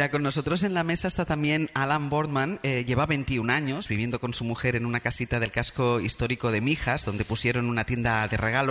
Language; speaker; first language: Spanish; native; Spanish